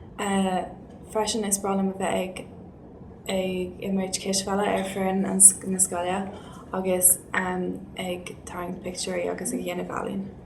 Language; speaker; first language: Irish; non-native, local second language; English